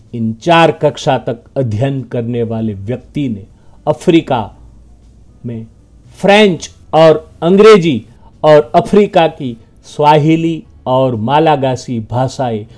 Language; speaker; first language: Hindi; non-native, local second language; Gujarati